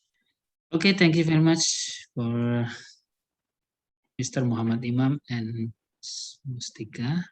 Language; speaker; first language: English; non-native, learner; Indonesian